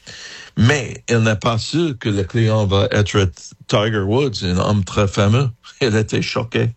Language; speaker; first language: French; non-native, fluent; English